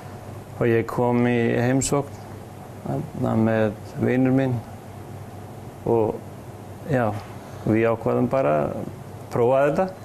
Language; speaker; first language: Icelandic; non-native, fluent; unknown